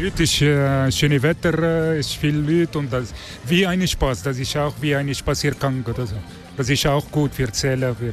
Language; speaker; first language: German; non-native, learner; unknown